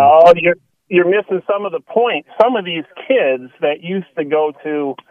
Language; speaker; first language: English; native; English